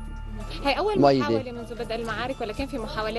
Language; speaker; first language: Arabic; native; Arabic